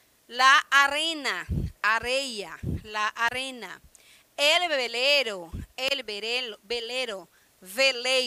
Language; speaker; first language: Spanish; non-native, fluent; Portuguese